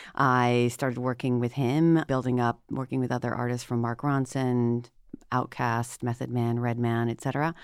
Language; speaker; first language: English; native; English